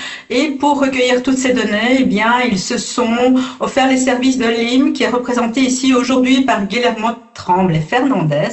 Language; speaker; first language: French; native; French